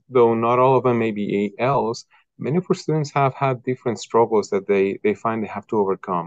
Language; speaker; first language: English; non-native, fluent; Spanish